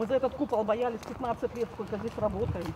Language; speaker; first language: Russian; native; Russian